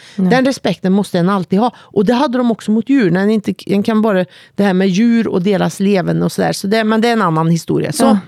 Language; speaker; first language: Swedish; native; Swedish